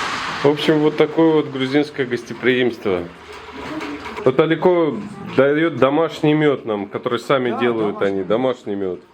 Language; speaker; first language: Russian; native; Russian